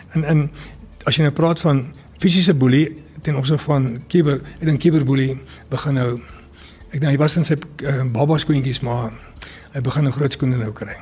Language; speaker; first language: Afrikaans; early bilingual, other home language; English